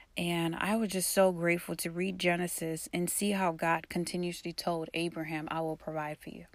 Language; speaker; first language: English; early bilingual, other home language; Haitian Creole